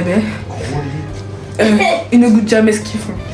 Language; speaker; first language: French; native; French